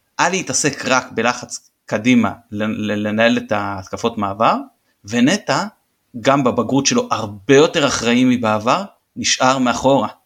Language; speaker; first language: Hebrew; native; Hebrew